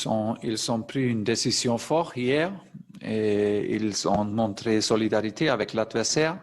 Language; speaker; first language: French; non-native, fluent; German